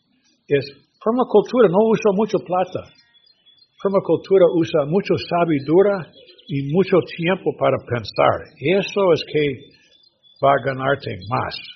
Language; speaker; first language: Spanish; non-native, learner; English